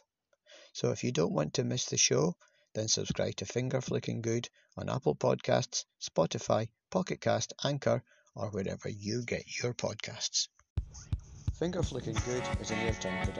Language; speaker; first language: English; native; English